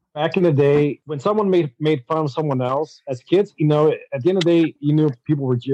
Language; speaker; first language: English; early bilingual, other home language; Spanish